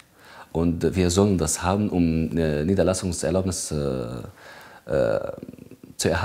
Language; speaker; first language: German; non-native, fluent; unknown